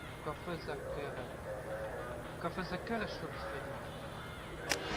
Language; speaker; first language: Russian; native; Russian